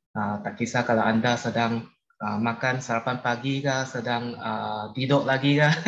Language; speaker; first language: Malay; non-native, local second language; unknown